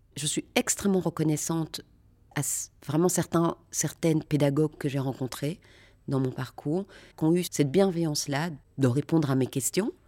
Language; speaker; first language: French; native; French